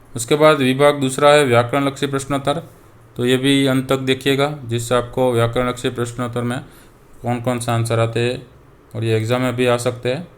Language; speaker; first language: Hindi; non-native, local second language; Gujarati